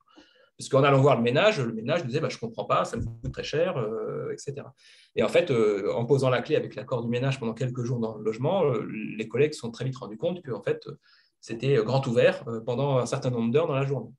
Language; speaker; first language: French; native; French